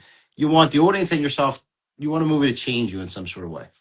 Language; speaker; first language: English; native; English